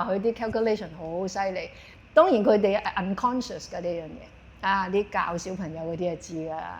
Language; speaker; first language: Cantonese; native; Cantonese